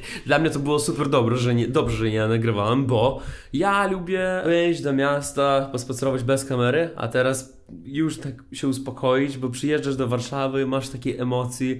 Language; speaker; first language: Polish; non-native, fluent; Russian